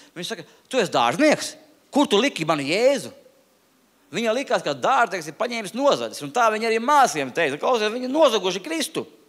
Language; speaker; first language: Latvian; non-native, local second language; Russian